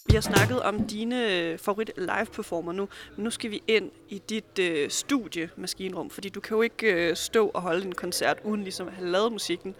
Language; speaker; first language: Danish; early bilingual, other home language; Serbian